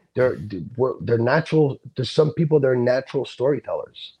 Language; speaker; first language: English; early bilingual, other home language; Sicilian